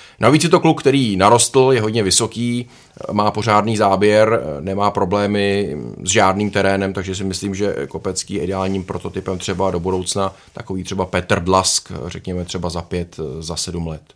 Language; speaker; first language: Czech; native; Czech